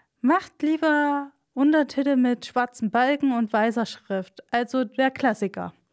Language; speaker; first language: German; non-native, fluent; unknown